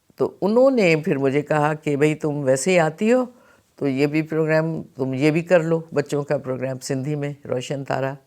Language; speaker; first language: Urdu; non-native, local second language; Sindhi